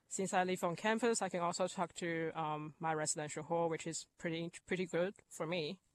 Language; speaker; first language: English; non-native, fluent; Chinese